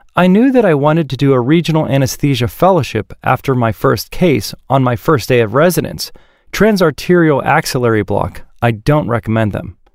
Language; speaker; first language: English; native; English